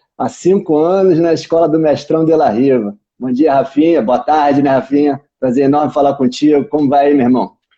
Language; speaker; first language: Portuguese; native; Portuguese